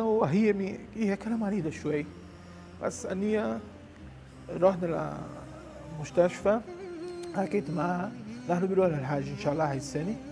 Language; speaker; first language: Arabic; non-native, learner; Portuguese